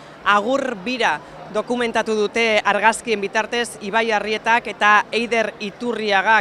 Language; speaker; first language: Basque; native; Basque